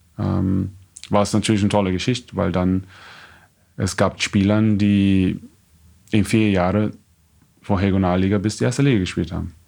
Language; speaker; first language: German; non-native, fluent; Portuguese